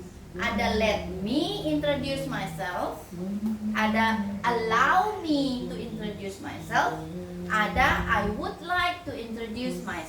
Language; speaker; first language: English; non-native, fluent; Indonesian